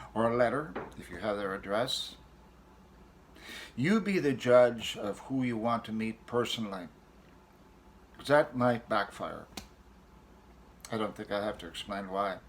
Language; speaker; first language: English; native; English